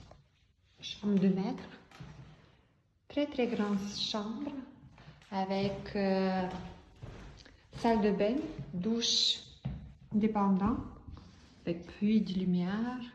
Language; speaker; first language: French; non-native, fluent; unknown